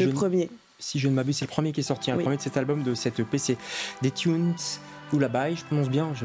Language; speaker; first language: French; native; French